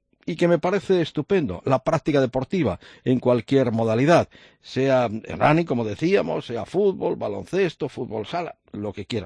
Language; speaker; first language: Spanish; native; Spanish